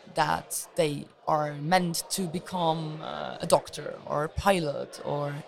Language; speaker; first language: English; non-native, fluent; Luxembourgish